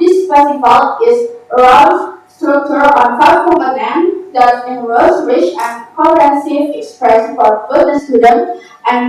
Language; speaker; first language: English; non-native, learner; Indonesian